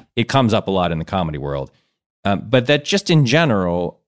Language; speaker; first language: English; native; English